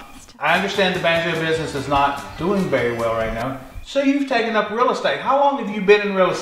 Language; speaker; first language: English; native; English